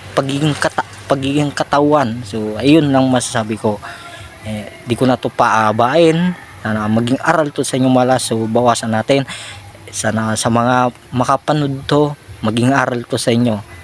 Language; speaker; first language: Filipino; native; Filipino